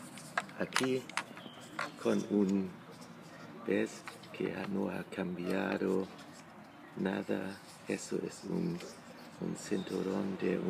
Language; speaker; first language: Spanish; non-native, fluent; German